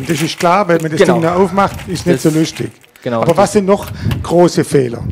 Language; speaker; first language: German; native; German